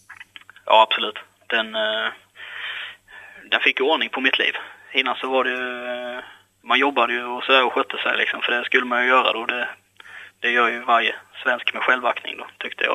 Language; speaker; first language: Swedish; native; Swedish